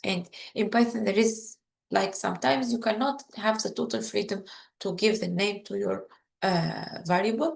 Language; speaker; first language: English; non-native, fluent; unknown